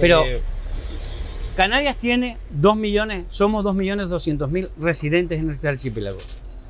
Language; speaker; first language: Spanish; native; Spanish